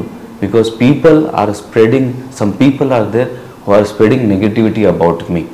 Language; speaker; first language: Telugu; non-native, learner; Hindi